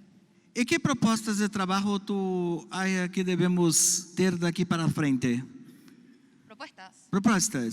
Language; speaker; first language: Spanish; non-native, learner; Portuguese